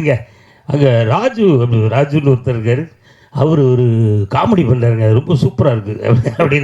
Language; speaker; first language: Tamil; native; Tamil